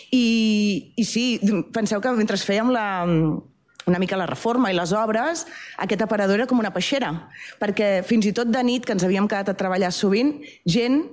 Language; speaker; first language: Catalan; native; Catalan